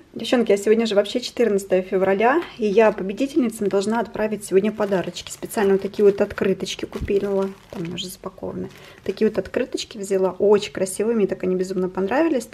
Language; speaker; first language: Russian; native; Russian